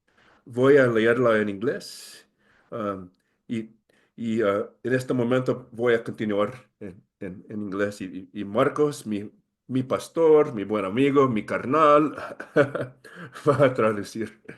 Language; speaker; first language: Spanish; early bilingual, heritage; English